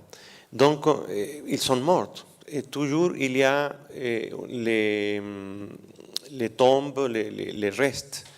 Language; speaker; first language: French; non-native, fluent; Spanish